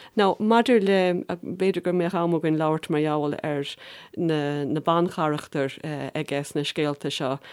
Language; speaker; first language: Irish; native; Irish